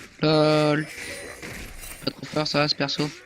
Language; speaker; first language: French; native; French